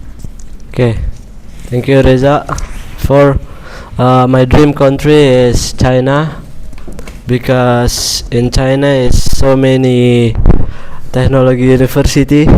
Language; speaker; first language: English; non-native, learner; Indonesian